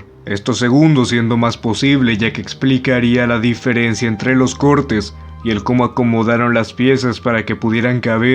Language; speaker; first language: Spanish; native; Spanish